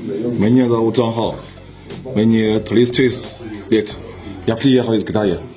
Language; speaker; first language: Russian; non-native, learner; Chinese